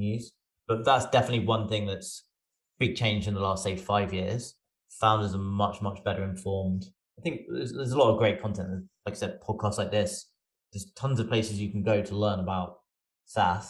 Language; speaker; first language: English; native; English